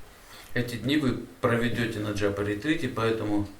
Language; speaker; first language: Russian; native; Russian